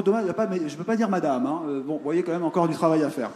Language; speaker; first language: French; native; French